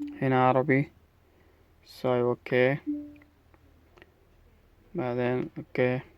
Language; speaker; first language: Arabic; non-native, learner; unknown